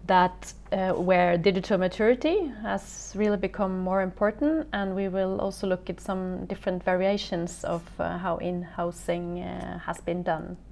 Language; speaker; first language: English; non-native, fluent; Norwegian